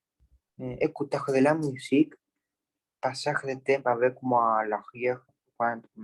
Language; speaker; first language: French; non-native, learner; Spanish